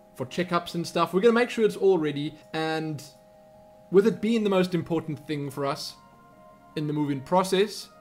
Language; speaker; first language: English; native; English